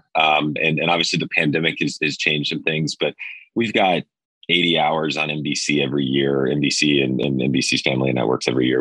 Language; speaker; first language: English; native; English